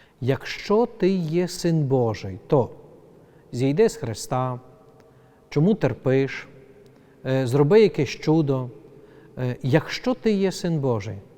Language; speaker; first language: Ukrainian; native; Ukrainian